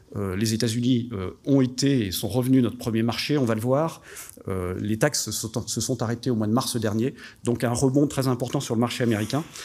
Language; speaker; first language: French; native; French